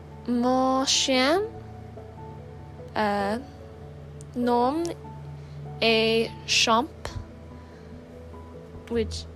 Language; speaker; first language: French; non-native, learner; English